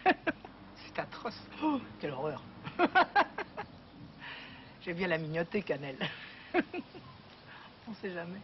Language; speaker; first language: French; native; French